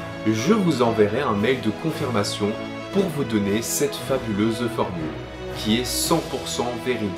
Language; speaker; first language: French; native; French